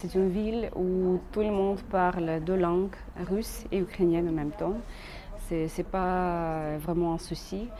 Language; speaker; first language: French; non-native, learner; Russian